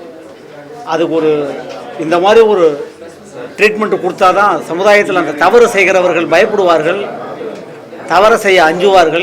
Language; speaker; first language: Tamil; native; Tamil